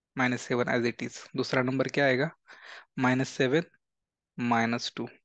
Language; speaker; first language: Hindi; non-native, local second language; Marathi